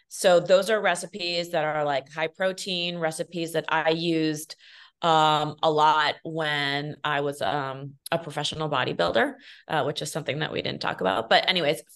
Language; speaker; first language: English; early bilingual, other home language; Spanish